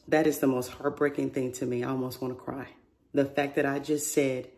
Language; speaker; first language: English; native; English